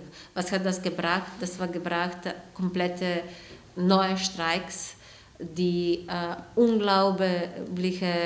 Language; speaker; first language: German; non-native, fluent; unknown